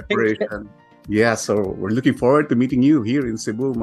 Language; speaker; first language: English; non-native, local second language; Filipino